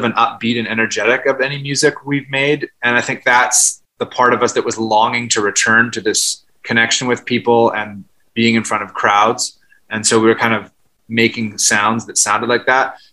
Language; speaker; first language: English; native; English